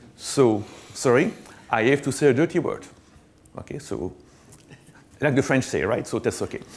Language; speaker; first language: English; non-native, fluent; French